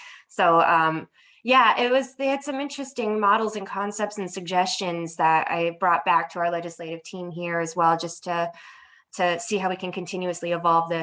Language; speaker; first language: English; native; English